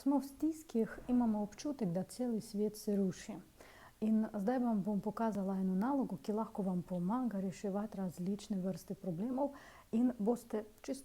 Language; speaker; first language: Slovenian; non-native, fluent; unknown